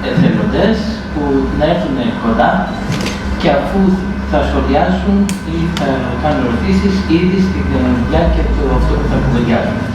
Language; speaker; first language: Greek; native; Greek